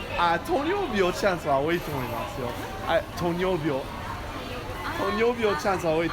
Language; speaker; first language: Japanese; non-native, learner; English